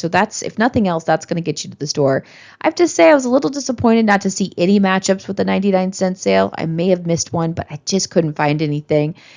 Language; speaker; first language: English; native; English